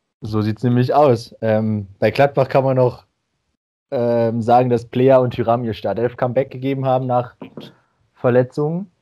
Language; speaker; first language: German; native; German